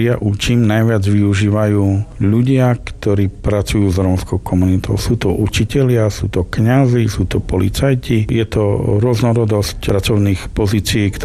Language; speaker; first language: Slovak; non-native, local second language; Romany